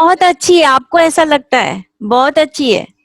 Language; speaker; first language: Hindi; non-native, local second language; Gujarati